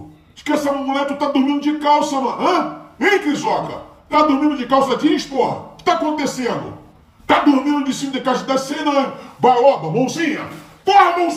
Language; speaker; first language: Portuguese; native; Portuguese